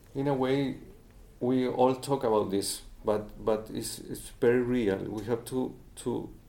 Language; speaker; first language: English; non-native, fluent; Spanish